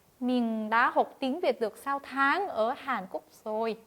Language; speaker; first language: Vietnamese; non-native, fluent; Korean